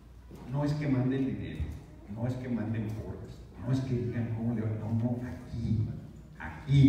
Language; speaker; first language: Spanish; native; Spanish